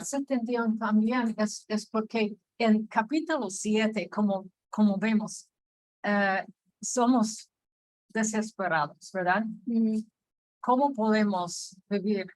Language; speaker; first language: Spanish; non-native, fluent; English